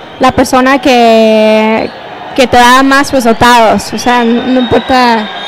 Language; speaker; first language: Spanish; non-native, fluent; English